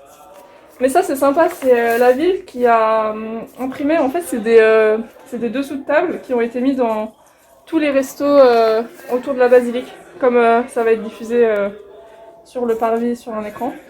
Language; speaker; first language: French; native; French